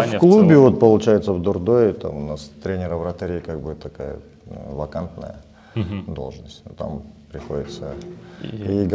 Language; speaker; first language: Russian; native; Russian